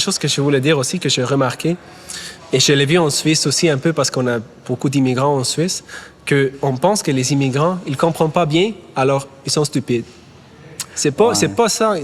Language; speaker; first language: French; non-native, fluent; German